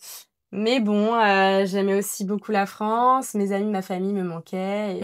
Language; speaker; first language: French; native; French